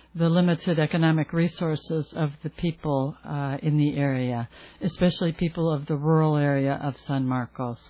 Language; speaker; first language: English; native; English